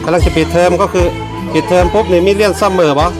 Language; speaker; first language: Thai; non-native, local second language; Northeastern Thai